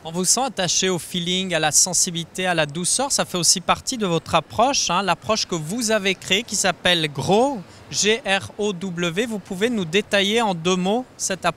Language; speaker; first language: French; native; French